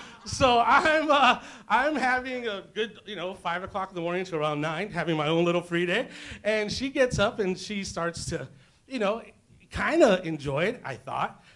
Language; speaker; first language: English; native; English